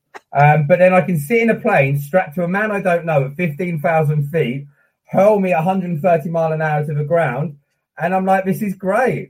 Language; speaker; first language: English; native; English